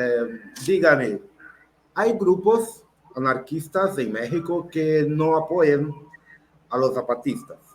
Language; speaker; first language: Spanish; non-native, learner; Portuguese